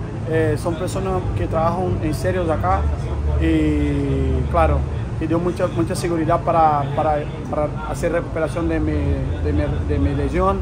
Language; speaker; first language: Spanish; non-native, learner; Portuguese